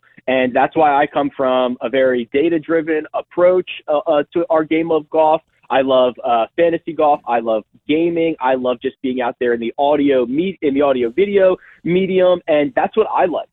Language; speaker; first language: English; native; English